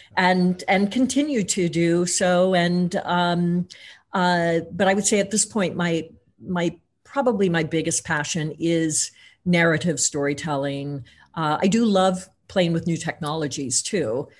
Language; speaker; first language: English; native; English